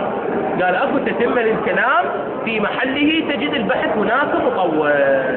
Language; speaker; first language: Arabic; native; Arabic